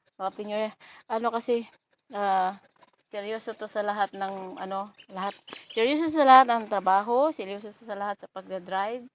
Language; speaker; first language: Filipino; native; Filipino